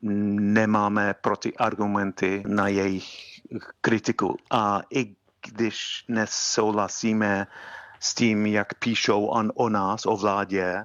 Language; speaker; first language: Czech; non-native, fluent; English